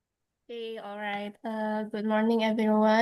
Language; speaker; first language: English; non-native, fluent; Indonesian